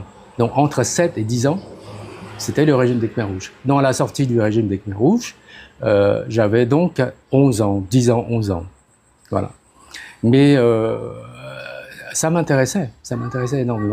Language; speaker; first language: French; non-native, fluent; Khmer